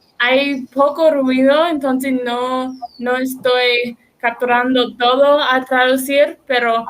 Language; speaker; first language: Spanish; non-native, learner; English